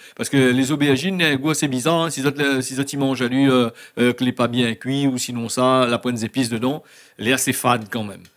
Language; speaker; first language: French; native; French